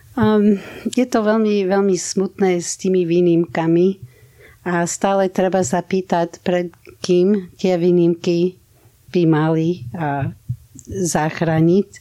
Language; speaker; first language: Slovak; non-native, fluent; English